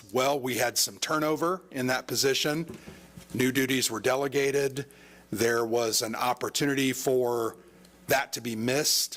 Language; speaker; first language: English; native; English